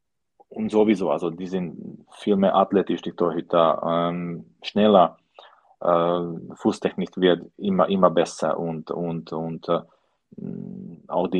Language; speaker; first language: German; non-native, learner; Slovak